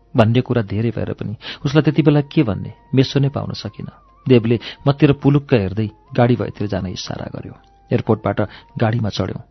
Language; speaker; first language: Nepali; native; Nepali